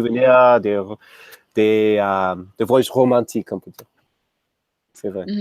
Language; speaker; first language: French; non-native, fluent; English